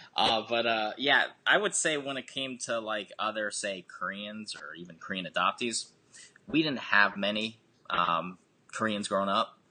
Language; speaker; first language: English; native; English